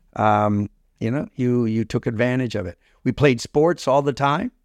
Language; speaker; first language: English; native; English